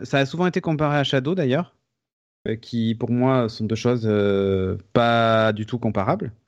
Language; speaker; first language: French; native; French